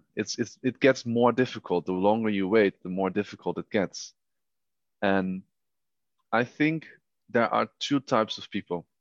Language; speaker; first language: English; non-native, fluent; Dutch